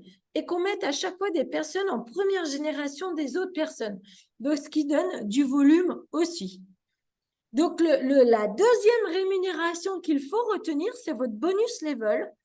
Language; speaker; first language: French; native; French